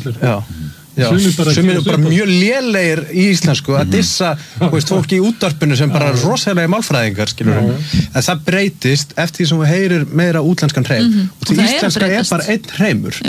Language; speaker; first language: Icelandic; native; Icelandic